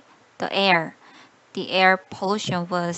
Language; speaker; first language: English; non-native, learner; Korean